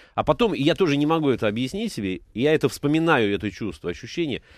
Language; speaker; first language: Russian; native; Russian